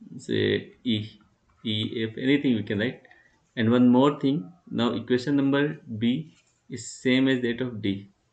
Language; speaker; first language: English; non-native, local second language; Hindi